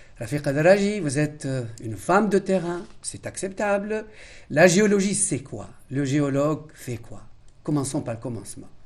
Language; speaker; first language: French; non-native, local second language; Arabic